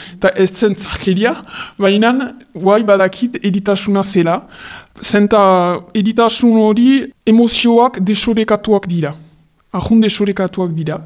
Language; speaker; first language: Basque; non-native, local second language; French